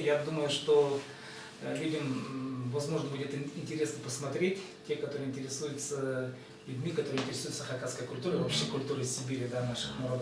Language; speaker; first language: Russian; native; Russian